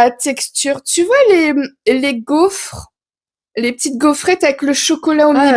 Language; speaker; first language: French; native; French